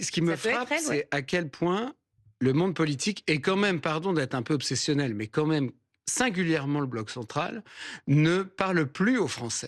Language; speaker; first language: French; native; French